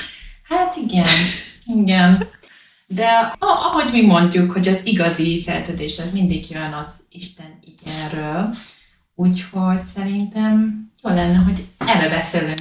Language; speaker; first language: Hungarian; non-native, learner; English